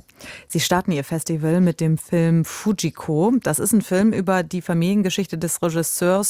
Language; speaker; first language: German; native; German